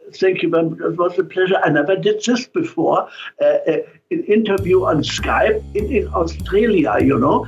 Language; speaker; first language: English; non-native, fluent; German